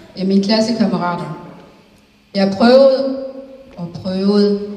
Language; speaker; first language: Danish; early bilingual, other home language; Somali